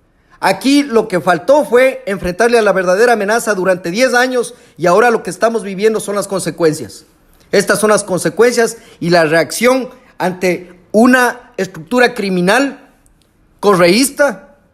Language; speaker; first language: Spanish; native; Spanish